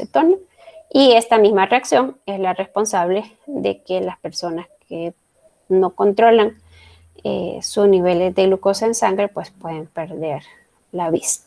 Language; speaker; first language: Spanish; native; Spanish